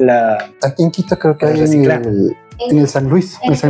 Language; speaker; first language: Spanish; native; Spanish